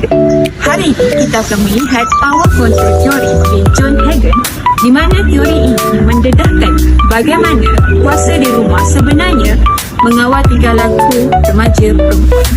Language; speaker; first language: Malay; native; Malay